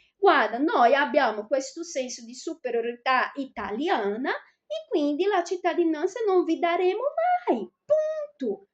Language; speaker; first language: Italian; non-native, fluent; Portuguese